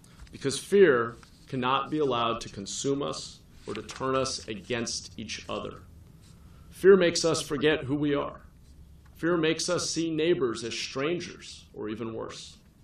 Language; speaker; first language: English; native; English